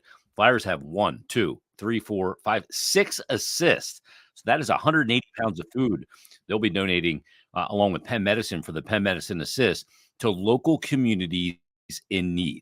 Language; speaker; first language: English; native; English